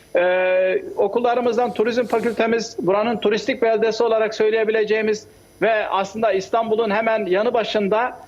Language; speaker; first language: Turkish; native; Turkish